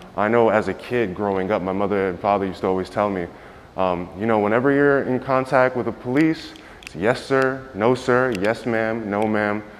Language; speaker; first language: English; native; English